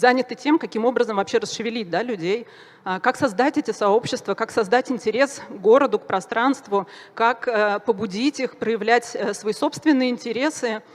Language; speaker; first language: Russian; native; Russian